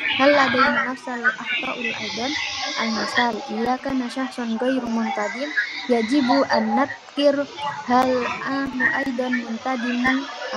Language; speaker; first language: Arabic; non-native, learner; Indonesian